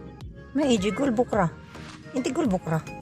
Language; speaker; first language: Arabic; non-native, learner; Filipino